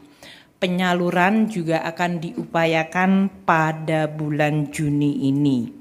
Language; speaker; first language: Indonesian; native; Indonesian